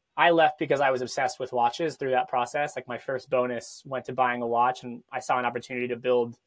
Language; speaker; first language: English; native; English